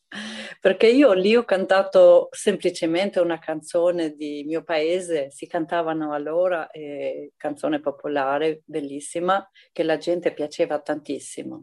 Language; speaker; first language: Italian; non-native, fluent; Albanian